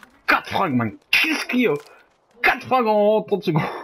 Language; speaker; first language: French; native; French